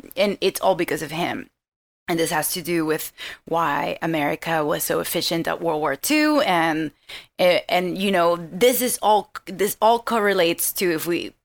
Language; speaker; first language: English; non-native, fluent; Spanish